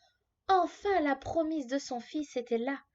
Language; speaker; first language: French; native; French